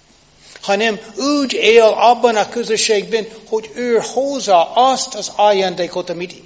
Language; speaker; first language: Hungarian; non-native, fluent; English